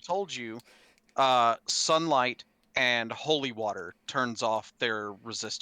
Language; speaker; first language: English; native; English